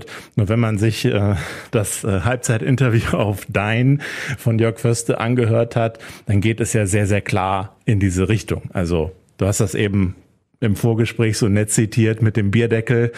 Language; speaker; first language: German; native; German